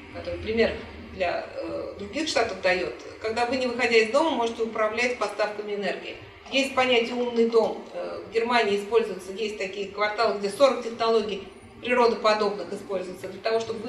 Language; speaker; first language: Russian; native; Russian